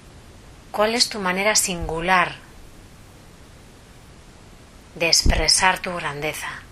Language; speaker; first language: Spanish; native; Spanish